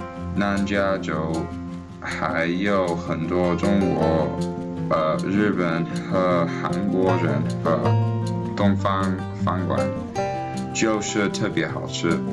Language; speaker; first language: Chinese; non-native, learner; English